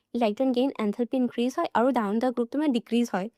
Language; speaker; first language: Hindi; non-native, local second language; Assamese